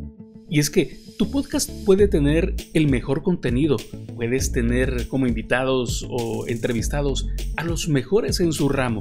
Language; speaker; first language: Spanish; native; Spanish